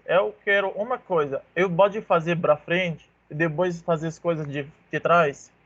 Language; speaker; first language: Portuguese; non-native, learner; Arabic